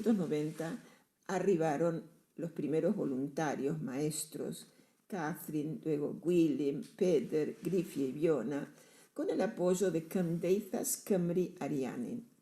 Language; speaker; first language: Spanish; native; Spanish